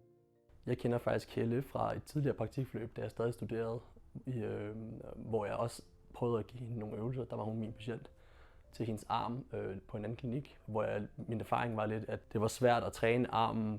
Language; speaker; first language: Danish; native; Danish